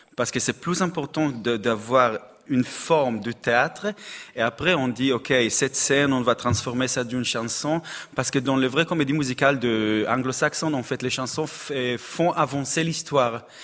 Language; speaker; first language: French; non-native, fluent; Hebrew